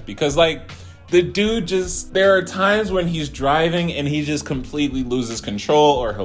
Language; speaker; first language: English; native; English